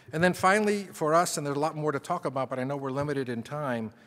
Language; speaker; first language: English; native; English